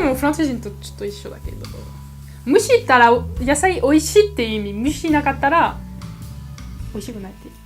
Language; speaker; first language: Japanese; non-native, learner; French